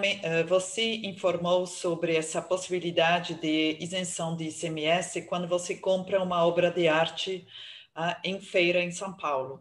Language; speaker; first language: Portuguese; non-native, fluent; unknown